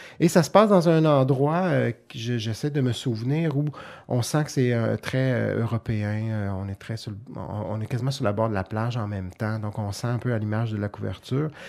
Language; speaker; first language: French; native; French